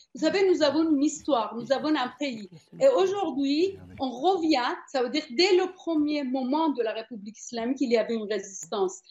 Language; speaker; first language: French; non-native, fluent; Persian